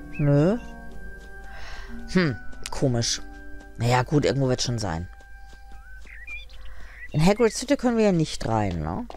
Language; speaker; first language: German; native; German